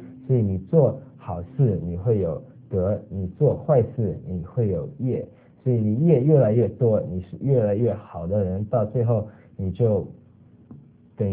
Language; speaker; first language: Chinese; early bilingual, other home language; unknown